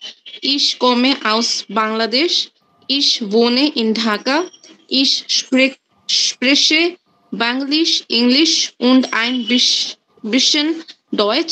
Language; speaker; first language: German; non-native, learner; Bangla